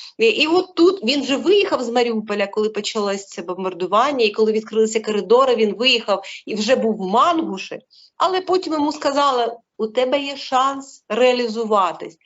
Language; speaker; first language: Ukrainian; non-native, local second language; Russian